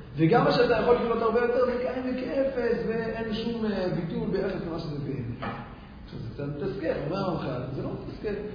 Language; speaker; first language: Hebrew; native; Hebrew